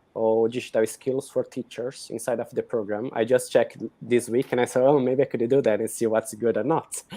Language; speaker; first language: English; non-native, fluent; Portuguese